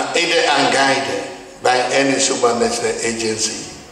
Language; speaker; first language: English; non-native, learner; Burmese